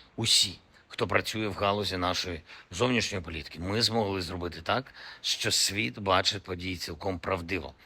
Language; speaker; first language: Ukrainian; non-native, local second language; Russian